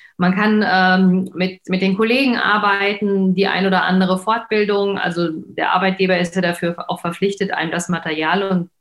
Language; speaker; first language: German; native; German